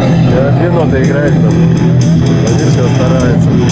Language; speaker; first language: Russian; native; Russian